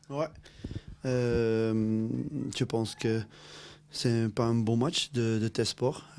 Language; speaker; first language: French; non-native, local second language; Dutch